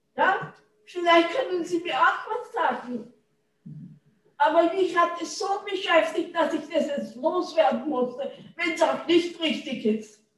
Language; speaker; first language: German; native; German